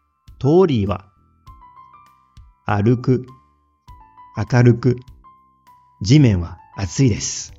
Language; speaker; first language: Japanese; non-native, fluent; French